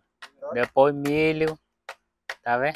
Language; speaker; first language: Portuguese; non-native, local second language; Vietnamese